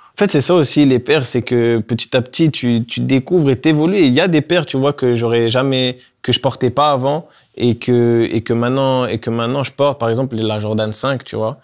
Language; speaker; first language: French; native; French